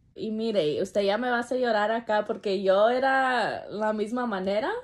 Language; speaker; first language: English; early bilingual, other home language; Spanish